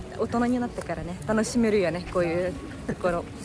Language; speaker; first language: Japanese; non-native, fluent; Russian